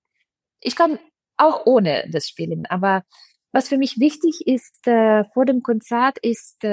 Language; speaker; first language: German; non-native, fluent; Russian